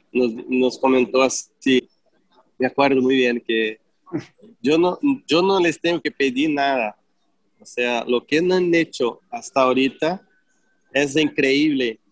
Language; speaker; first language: Spanish; non-native, fluent; Portuguese